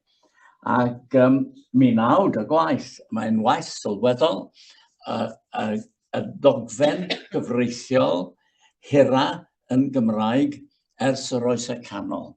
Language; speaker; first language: Welsh; native; Welsh